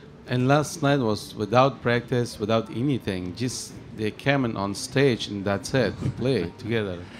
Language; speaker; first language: English; non-native, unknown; Persian